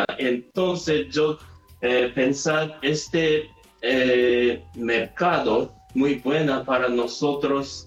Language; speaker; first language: Spanish; non-native, learner; Japanese